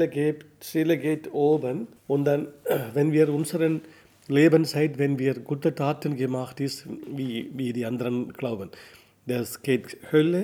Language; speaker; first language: German; non-native, learner; Tamil